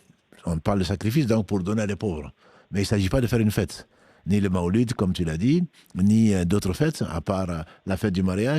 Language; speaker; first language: French; native; French